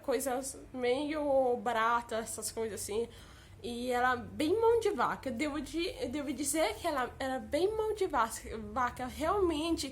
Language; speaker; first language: Portuguese; early bilingual, heritage; Portuguese